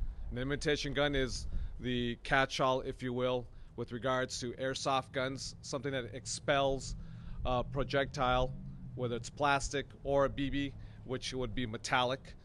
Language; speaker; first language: English; early bilingual, other home language; Spanish